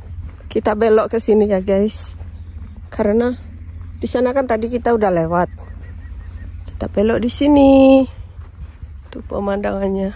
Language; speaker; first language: Indonesian; native; Indonesian